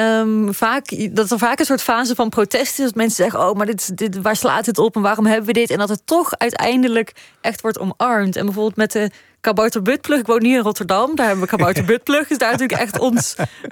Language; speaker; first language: Dutch; native; Dutch